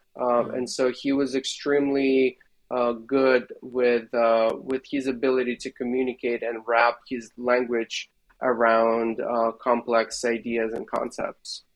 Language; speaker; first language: English; non-native, fluent; Russian